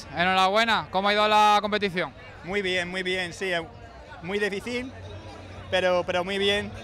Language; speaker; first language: Spanish; non-native, fluent; English